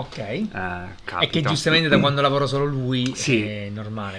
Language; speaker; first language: Italian; native; Italian